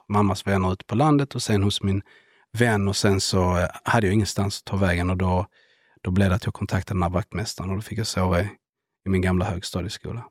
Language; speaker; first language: Swedish; early bilingual, other home language; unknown